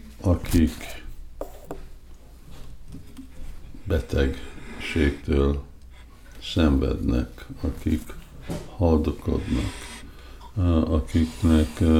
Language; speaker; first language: Hungarian; early bilingual, heritage; Hungarian